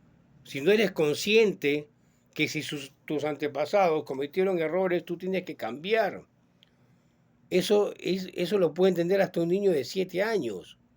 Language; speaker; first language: Spanish; native; Spanish